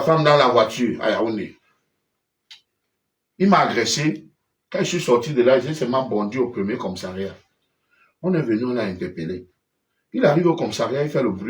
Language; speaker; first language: French; native; French